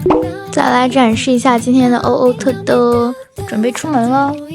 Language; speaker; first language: Chinese; native; Chinese